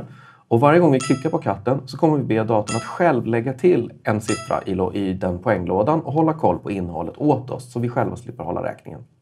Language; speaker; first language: Swedish; native; Swedish